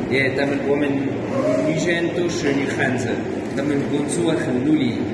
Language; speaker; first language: Chinese; non-native, fluent; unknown